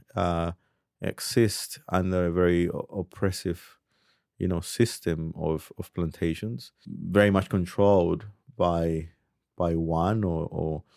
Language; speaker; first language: English; early bilingual, other home language; Spanish